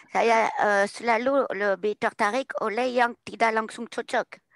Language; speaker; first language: Indonesian; non-native, fluent; French